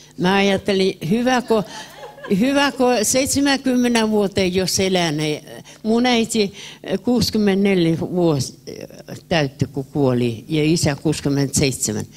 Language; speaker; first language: Finnish; early bilingual, heritage; Finnish